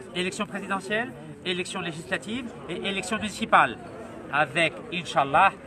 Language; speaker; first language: French; non-native, local second language; Arabic